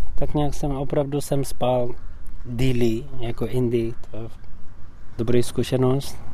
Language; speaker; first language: Czech; non-native, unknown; Tibetan